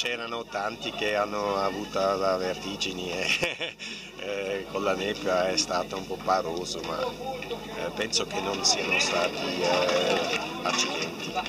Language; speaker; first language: Italian; non-native, local second language; German